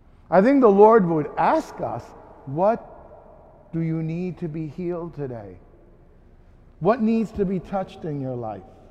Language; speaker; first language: English; early bilingual, other home language; Spanish